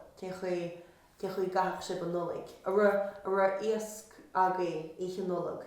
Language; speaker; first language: Irish; native; Irish